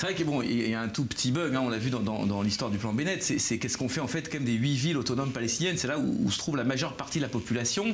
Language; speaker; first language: French; native; French